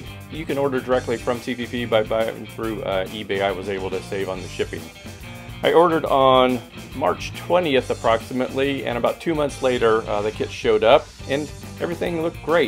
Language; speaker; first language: English; native; English